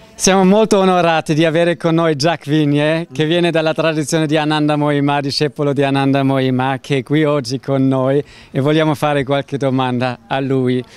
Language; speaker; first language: Italian; native; Italian